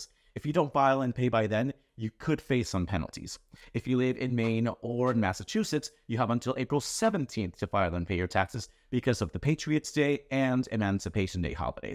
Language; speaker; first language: English; native; English